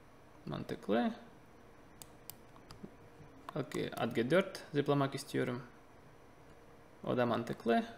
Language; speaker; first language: Turkish; non-native, fluent; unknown